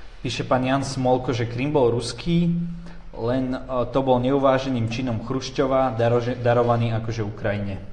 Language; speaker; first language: Slovak; native; Slovak